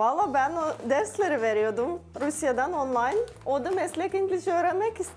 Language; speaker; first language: Turkish; non-native, learner; Russian